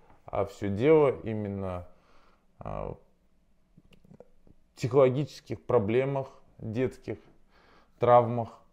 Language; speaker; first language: Russian; native; Russian